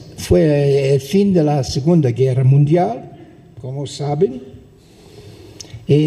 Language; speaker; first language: Spanish; non-native, fluent; English